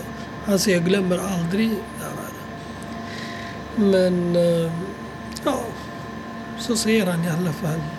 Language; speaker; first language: Swedish; non-native, fluent; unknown